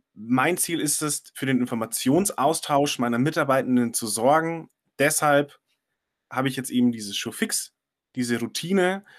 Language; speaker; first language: German; non-native, fluent; Chinese